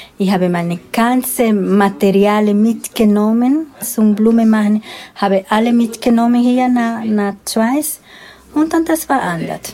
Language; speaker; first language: German; non-native, learner; Spanish